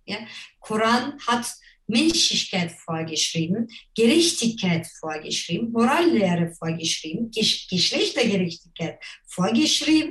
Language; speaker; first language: German; non-native, fluent; Turkish